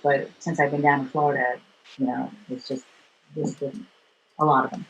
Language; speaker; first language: English; native; English